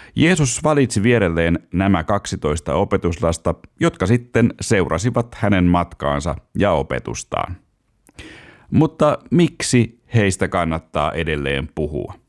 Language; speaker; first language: Finnish; native; Finnish